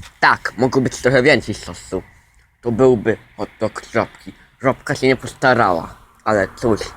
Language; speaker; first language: Polish; native; Polish